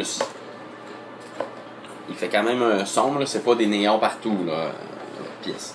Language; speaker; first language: French; native; French